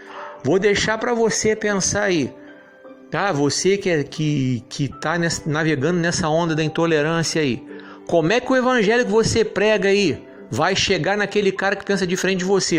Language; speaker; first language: Portuguese; native; Portuguese